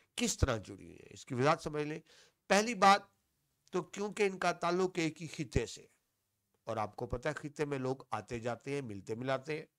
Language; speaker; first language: Urdu; non-native, local second language; Punjabi